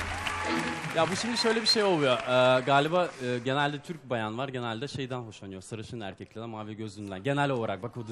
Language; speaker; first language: Turkish; non-native, fluent; Russian